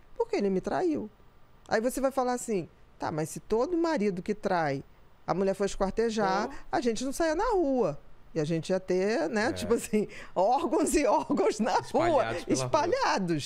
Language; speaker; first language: Portuguese; native; Portuguese